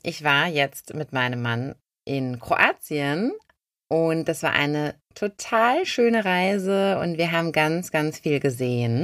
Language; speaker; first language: German; native; German